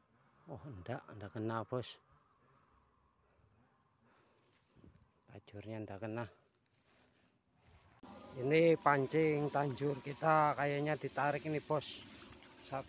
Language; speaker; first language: Indonesian; native; Indonesian